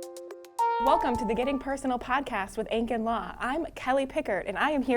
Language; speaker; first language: English; native; English